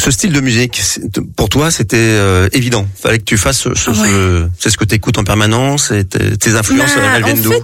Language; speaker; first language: French; native; French